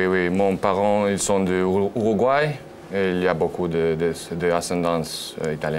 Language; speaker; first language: French; non-native, learner; Spanish